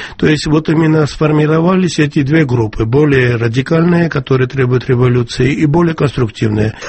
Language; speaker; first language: Russian; non-native, local second language; Georgian